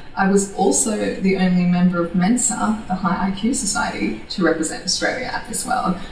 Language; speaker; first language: English; native; English